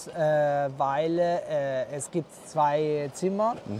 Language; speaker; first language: German; non-native, learner; Italian